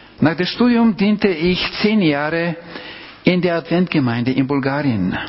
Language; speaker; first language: German; non-native, fluent; Bulgarian